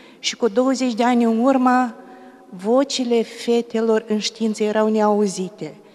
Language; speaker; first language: Romanian; native; Romanian